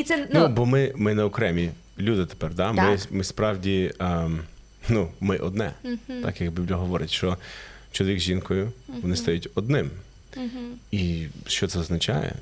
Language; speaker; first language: Ukrainian; non-native, fluent; English